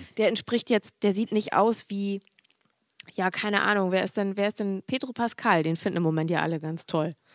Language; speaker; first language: German; native; German